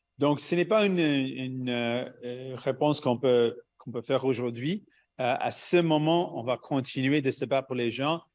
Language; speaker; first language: French; non-native, local second language; English